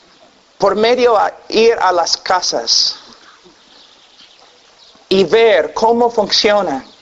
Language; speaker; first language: Spanish; non-native, fluent; English